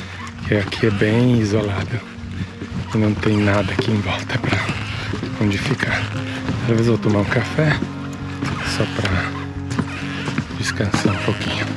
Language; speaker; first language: Portuguese; non-native, fluent; Italian